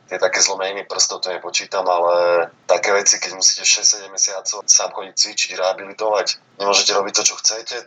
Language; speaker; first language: Slovak; native; Slovak